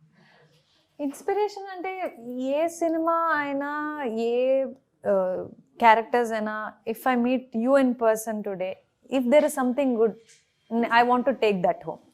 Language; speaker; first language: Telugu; non-native, fluent; Kannada